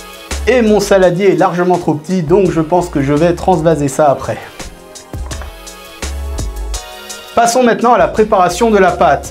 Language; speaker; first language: French; native; French